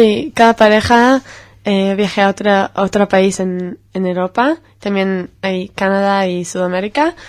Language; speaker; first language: Spanish; non-native, fluent; Hebrew